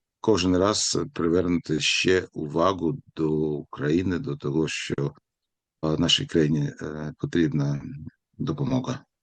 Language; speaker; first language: Ukrainian; non-native, local second language; Russian